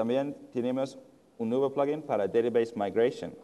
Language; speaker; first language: Spanish; non-native, fluent; English